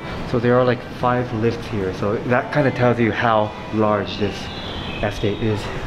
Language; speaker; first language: English; non-native, fluent; Japanese